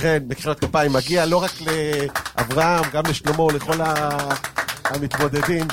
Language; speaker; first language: Hebrew; native; Hebrew